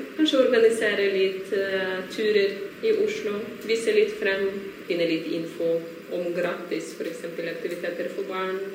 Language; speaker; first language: Norwegian; non-native, fluent; Ukrainian